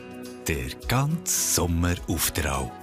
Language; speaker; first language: German; native; German